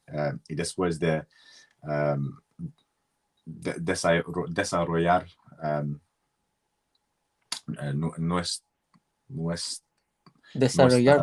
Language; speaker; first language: Spanish; non-native, learner; English